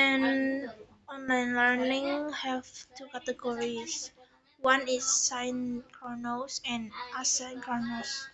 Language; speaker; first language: English; non-native, learner; Indonesian